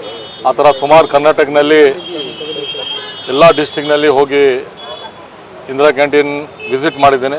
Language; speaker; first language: Kannada; non-native, local second language; Urdu